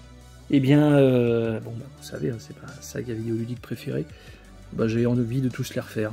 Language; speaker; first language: French; native; French